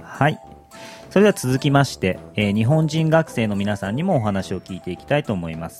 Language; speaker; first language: Japanese; native; Japanese